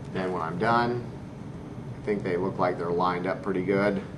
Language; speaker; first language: English; native; English